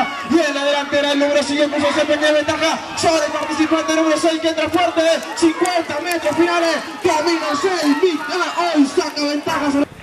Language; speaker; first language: Spanish; native; Spanish